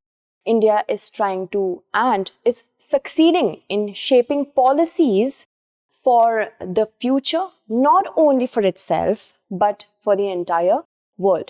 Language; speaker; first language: English; non-native, local second language; Hindi